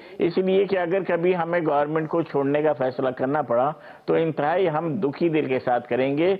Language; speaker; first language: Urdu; native; Urdu